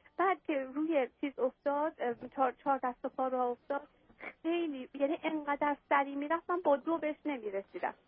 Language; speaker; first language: Persian; native; Persian